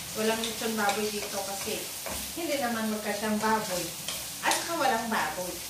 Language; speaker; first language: Filipino; native; Filipino